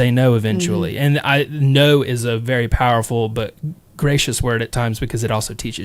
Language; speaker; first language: English; native; English